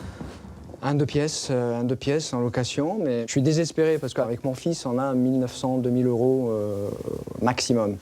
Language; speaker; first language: French; native; French